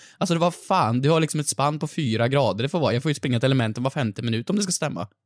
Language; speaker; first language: Swedish; native; Swedish